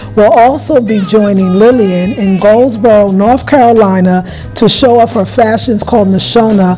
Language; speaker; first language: English; native; English